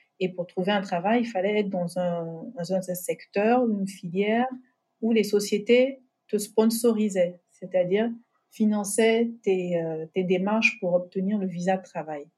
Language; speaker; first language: French; native; French